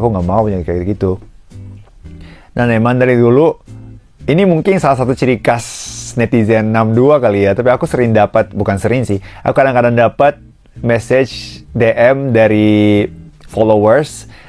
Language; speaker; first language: Indonesian; non-native, fluent; Japanese